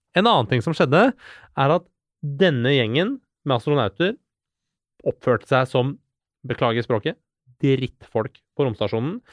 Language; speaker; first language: Norwegian; early bilingual, other home language; Persian